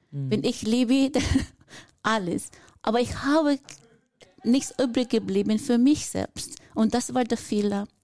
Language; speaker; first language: German; non-native, fluent; Filipino